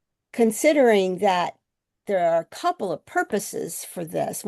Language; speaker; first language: English; native; English